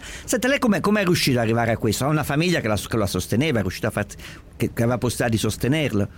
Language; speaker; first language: Italian; native; Italian